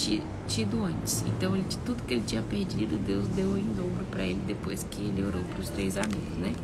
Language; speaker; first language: Portuguese; native; Portuguese